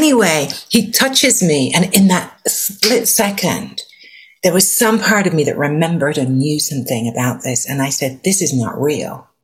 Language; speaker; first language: English; native; English